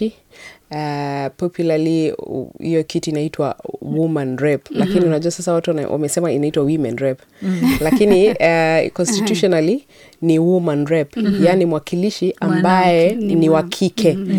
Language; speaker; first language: Swahili; non-native, local second language; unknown